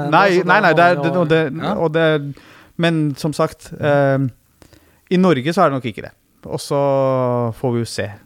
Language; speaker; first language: Norwegian; early bilingual, other home language; Persian